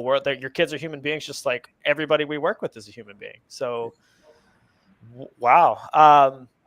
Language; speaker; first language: English; native; English